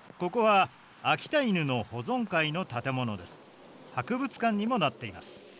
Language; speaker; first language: Japanese; non-native, fluent; English